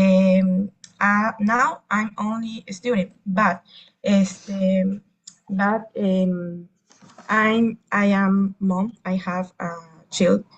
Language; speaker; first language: English; non-native, learner; Spanish